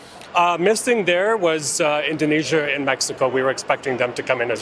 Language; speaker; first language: English; native; English